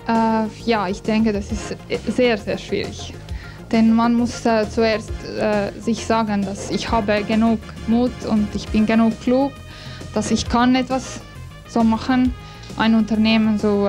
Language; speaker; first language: German; non-native, learner; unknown